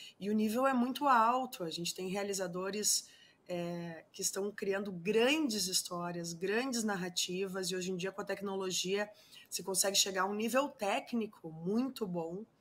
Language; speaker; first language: Portuguese; non-native, fluent; Spanish